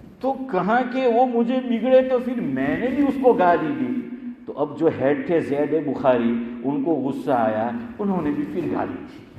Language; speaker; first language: Urdu; non-native, local second language; Gujarati